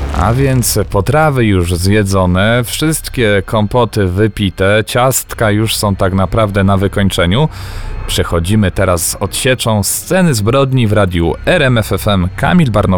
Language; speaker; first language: Polish; native; Polish